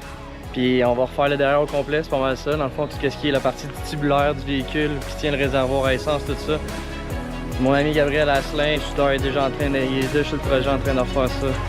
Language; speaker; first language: French; native; French